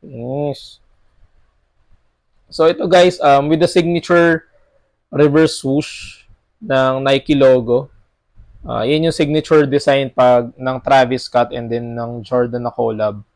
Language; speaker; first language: Filipino; native; Filipino